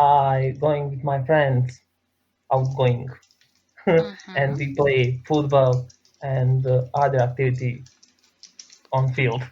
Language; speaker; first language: English; non-native, learner; Serbian